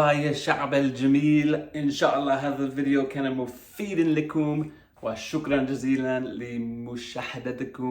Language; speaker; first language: Arabic; non-native, fluent; English